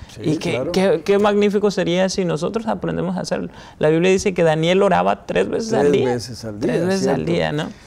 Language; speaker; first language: Spanish; native; Spanish